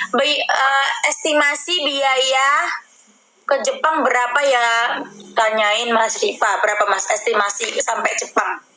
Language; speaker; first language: Indonesian; non-native, local second language; Javanese